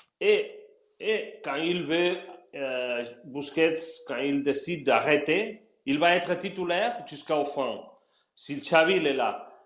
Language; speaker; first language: French; non-native, learner; Spanish